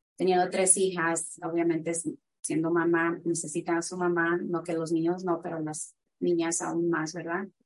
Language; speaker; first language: Spanish; early bilingual, heritage; Spanish